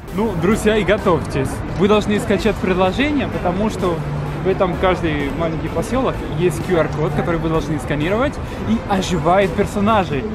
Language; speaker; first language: Russian; non-native, fluent; Spanish